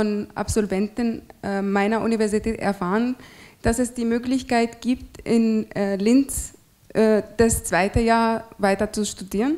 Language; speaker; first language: German; non-native, fluent; Arabic